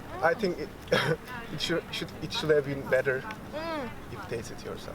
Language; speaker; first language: English; non-native, learner; Turkish